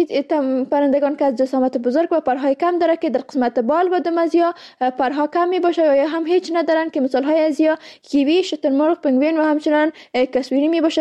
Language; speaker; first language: Persian; native; Persian